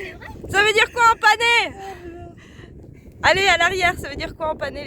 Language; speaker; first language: French; native; French